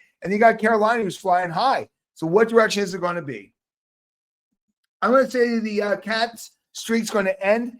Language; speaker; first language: English; native; English